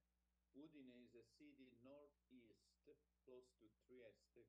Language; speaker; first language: English; non-native, fluent; Italian